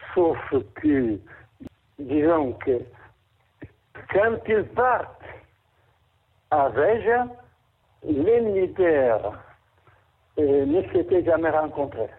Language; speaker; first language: French; non-native, fluent; Portuguese